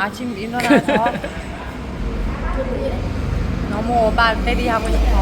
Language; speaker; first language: Korean; non-native, learner; Vietnamese